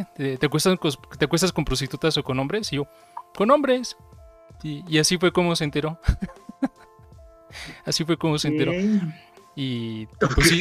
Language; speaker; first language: Spanish; native; Spanish